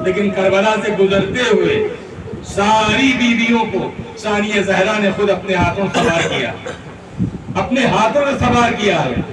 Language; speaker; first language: Urdu; native; Urdu